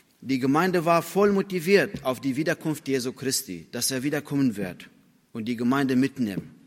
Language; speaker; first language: German; non-native, fluent; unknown